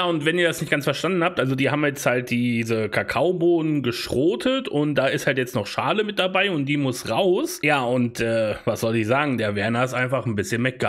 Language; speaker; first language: German; native; German